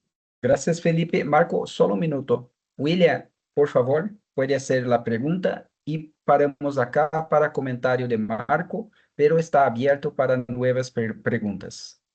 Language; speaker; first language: Spanish; non-native, fluent; Portuguese